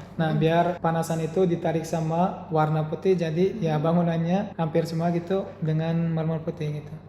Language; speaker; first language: Indonesian; non-native, fluent; Turkmen